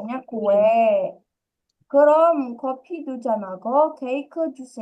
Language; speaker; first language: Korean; non-native, fluent; Indonesian